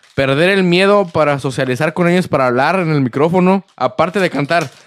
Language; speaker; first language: Spanish; early bilingual, other home language; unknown